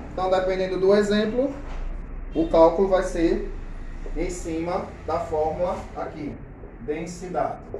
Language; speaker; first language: Portuguese; native; Portuguese